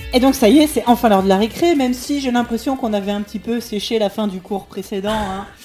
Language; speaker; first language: French; native; French